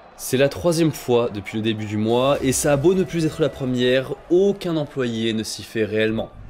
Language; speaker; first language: French; native; French